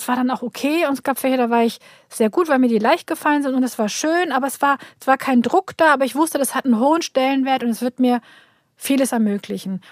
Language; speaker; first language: German; early bilingual, other home language; Turkish